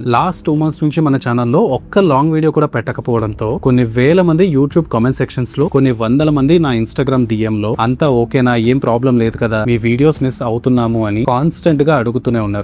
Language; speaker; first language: Telugu; native; Telugu